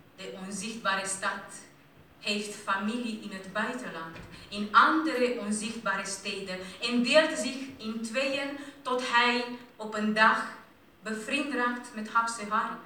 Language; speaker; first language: Dutch; non-native, fluent; Romanian